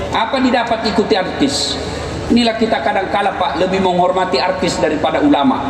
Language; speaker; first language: Indonesian; non-native, local second language; Buginese